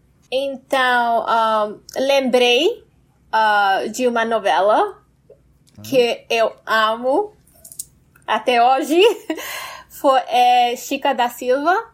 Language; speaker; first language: Portuguese; non-native, fluent; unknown